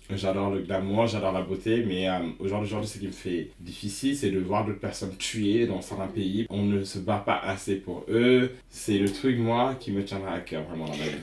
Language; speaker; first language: French; non-native, local second language; Wolof